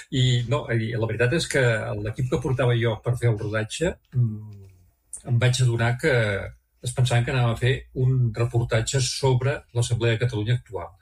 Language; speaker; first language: Catalan; native; Catalan